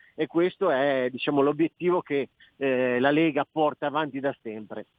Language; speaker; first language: Italian; native; Italian